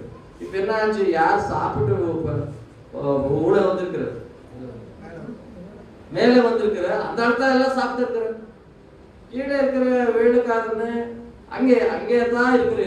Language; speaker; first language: Tamil; non-native, learner; Kannada